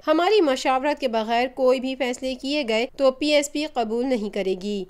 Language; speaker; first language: Urdu; native; Urdu